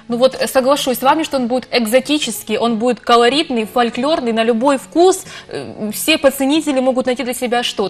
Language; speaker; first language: Russian; native; Russian